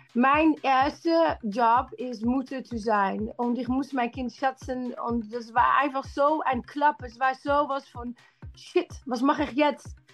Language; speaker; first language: German; non-native, learner; Dutch